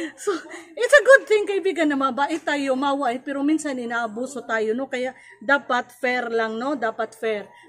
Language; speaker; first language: Filipino; non-native, local second language; Cebuano